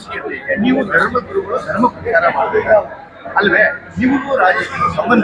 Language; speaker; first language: Kannada; native; Kannada